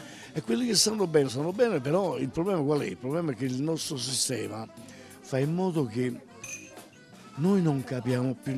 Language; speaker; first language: Italian; native; Italian